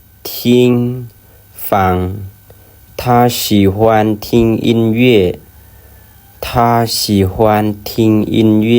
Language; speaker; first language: Chinese; non-native, learner; Lao